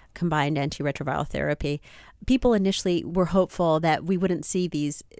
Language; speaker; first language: English; native; English